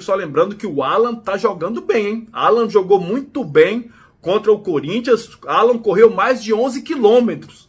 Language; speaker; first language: Portuguese; native; Portuguese